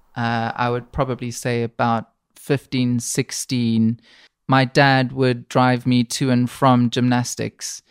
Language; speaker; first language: English; native; English